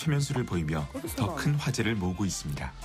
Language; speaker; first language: Korean; native; Korean